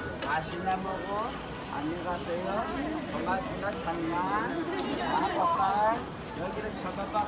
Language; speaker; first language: Korean; non-native, learner; Turkish